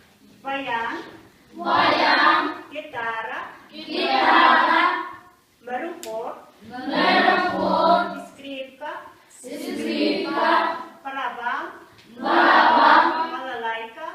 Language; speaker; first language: Russian; non-native, fluent; Mongolian